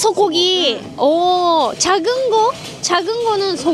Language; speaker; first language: Korean; non-native, learner; Japanese